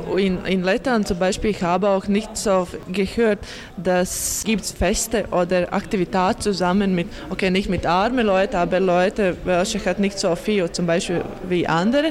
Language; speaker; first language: German; non-native, learner; Latvian